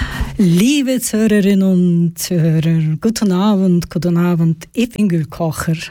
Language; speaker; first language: German; non-native, learner; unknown